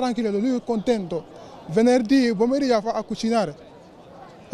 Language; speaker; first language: Italian; non-native, learner; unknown